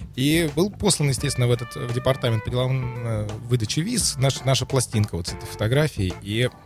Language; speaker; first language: Russian; native; Russian